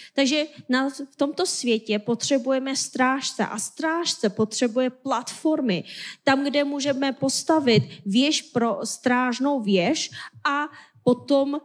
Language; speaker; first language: Czech; non-native, fluent; Korean